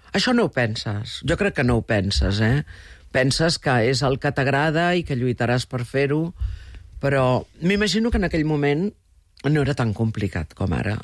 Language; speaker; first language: Catalan; early bilingual, heritage; Catalan